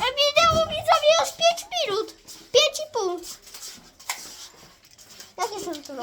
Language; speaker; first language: Polish; native; Polish